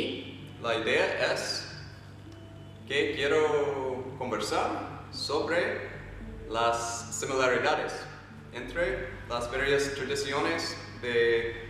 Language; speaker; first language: Spanish; non-native, fluent; English